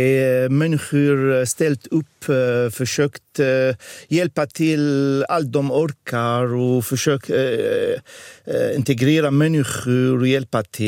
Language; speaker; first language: Swedish; non-native, fluent; Arabic